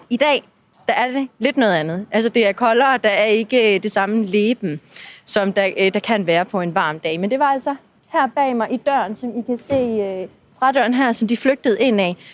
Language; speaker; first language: Danish; native; Danish